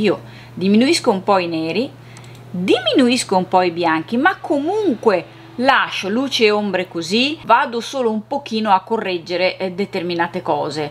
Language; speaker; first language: Italian; native; Italian